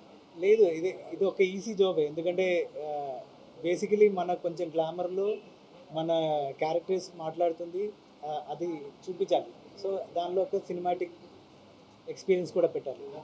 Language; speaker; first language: Telugu; non-native, fluent; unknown